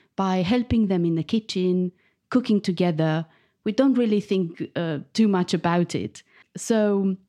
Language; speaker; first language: English; non-native, fluent; Romanian